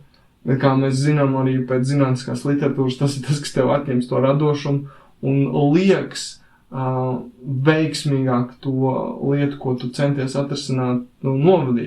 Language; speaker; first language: Latvian; native; Latvian